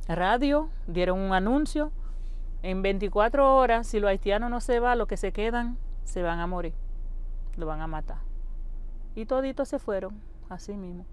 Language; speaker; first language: Spanish; non-native, fluent; Haitian Creole